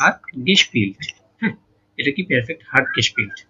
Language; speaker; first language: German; non-native, fluent; Bangla